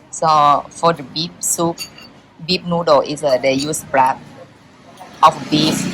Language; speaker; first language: English; non-native, learner; Thai